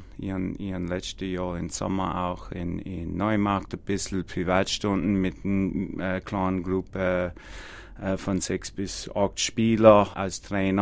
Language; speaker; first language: German; non-native, learner; English